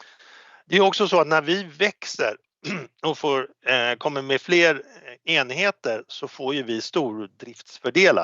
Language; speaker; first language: Swedish; native; Swedish